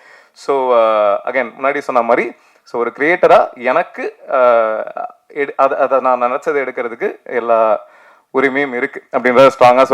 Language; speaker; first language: Tamil; native; Tamil